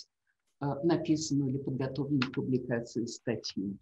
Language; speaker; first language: Russian; native; Russian